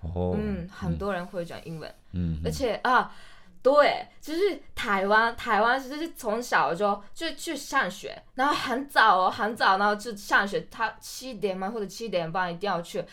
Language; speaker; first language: Chinese; non-native, learner; Japanese